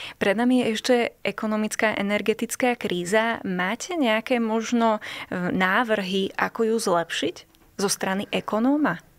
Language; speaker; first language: Slovak; native; Slovak